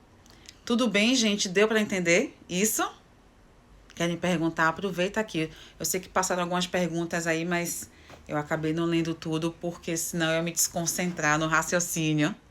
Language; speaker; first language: Portuguese; native; Portuguese